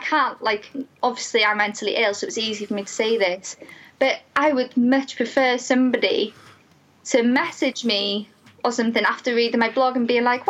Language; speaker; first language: English; native; English